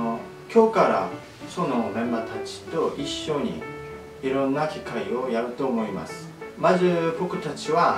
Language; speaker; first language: Japanese; non-native, fluent; Korean